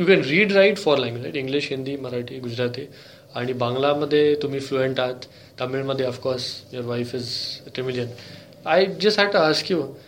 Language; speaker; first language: English; non-native, local second language; Marathi